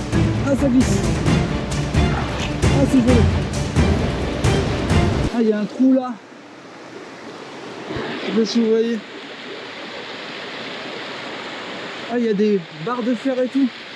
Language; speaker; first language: French; native; French